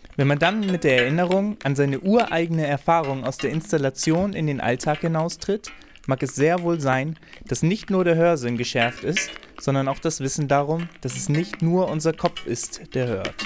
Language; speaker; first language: German; native; German